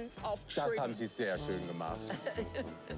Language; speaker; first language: German; native; German